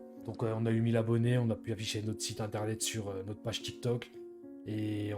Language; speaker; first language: French; native; French